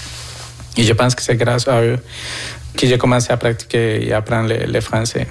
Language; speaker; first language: French; non-native, fluent; Spanish